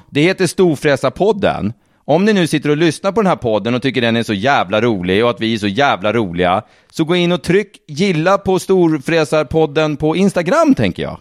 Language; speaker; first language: Swedish; native; Swedish